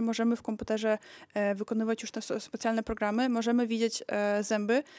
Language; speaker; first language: Polish; early bilingual, heritage; Polish